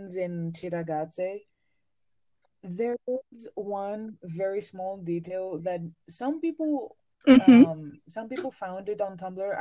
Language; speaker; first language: English; non-native, fluent; Greek